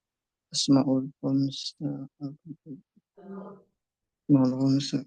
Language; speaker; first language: Arabic; non-native, learner; Indonesian